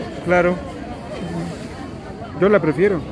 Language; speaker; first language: Spanish; native; Spanish